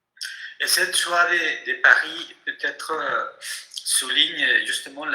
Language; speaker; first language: French; non-native, fluent; Spanish